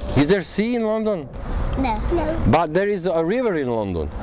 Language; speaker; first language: English; non-native, learner; Croatian